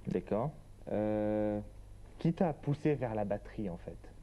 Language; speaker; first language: French; native; French